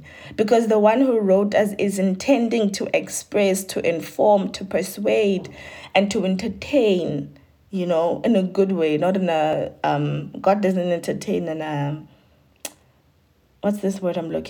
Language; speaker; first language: English; non-native, local second language; Tsonga